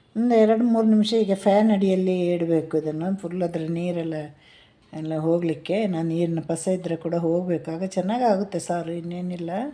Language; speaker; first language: Kannada; non-native, local second language; Malayalam